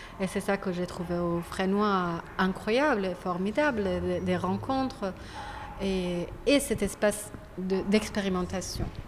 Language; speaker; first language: French; non-native, fluent; Persian